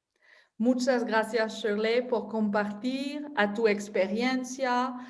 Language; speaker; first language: Spanish; non-native, fluent; French